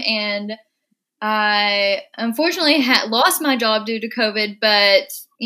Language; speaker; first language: English; native; English